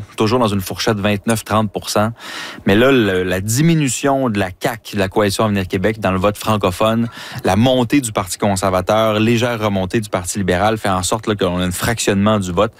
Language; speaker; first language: French; native; French